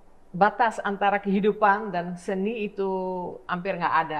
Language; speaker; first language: Indonesian; non-native, fluent; Dutch